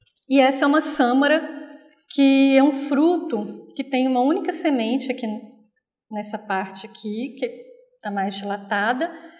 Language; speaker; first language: Portuguese; native; Portuguese